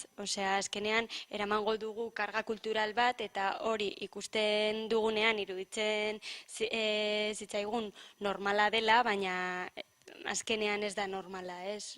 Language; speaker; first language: Basque; non-native, local second language; Spanish